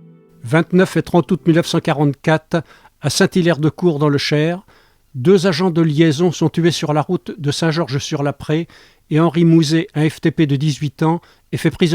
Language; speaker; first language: French; native; French